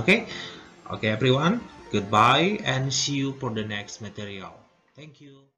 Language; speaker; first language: English; non-native, fluent; Indonesian